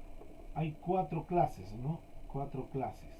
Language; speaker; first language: Spanish; native; Spanish